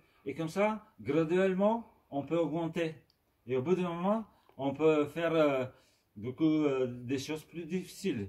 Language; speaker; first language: French; non-native, fluent; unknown